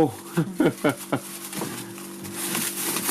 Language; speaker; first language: Russian; non-native, fluent; Korean